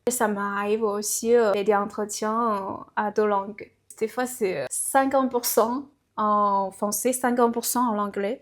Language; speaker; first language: French; non-native, fluent; Chinese